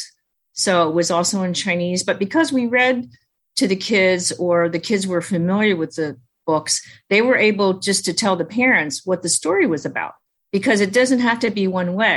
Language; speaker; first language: English; early bilingual, other home language; Chinese